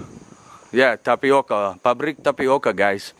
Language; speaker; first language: Indonesian; non-native, learner; English